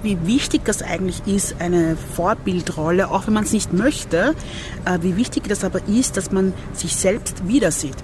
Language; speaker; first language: German; early bilingual, other home language; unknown